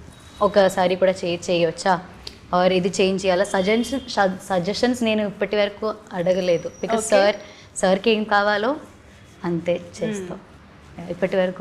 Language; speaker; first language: Telugu; non-native, learner; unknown